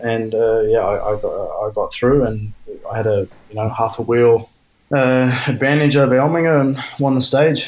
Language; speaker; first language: English; native; English